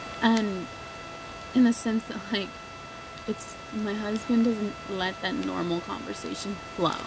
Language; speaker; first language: English; native; English